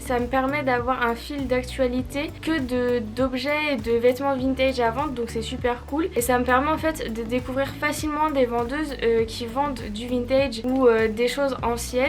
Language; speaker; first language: French; native; French